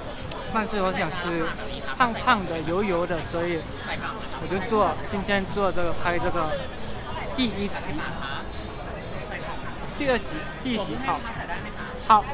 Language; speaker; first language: Chinese; non-native, learner; Thai